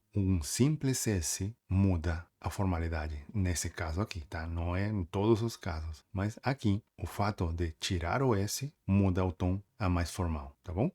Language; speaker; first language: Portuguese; native; Portuguese